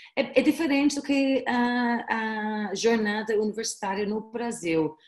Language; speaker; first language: Portuguese; non-native, fluent; English